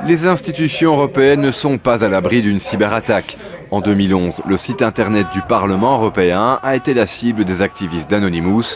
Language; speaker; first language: French; native; French